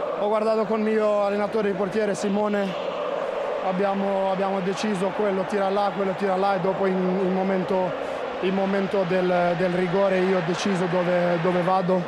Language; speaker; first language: Italian; non-native, learner; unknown